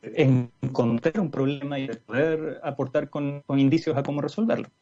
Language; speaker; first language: Spanish; native; Spanish